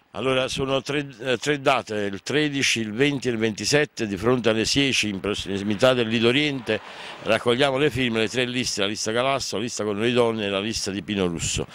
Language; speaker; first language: Italian; native; Italian